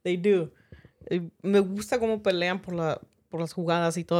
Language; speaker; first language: Spanish; early bilingual, heritage; Spanish